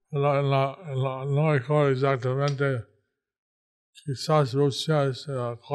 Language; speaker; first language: Spanish; non-native, learner; English